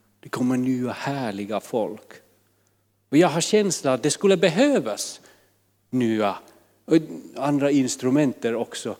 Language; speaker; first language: Swedish; non-native, fluent; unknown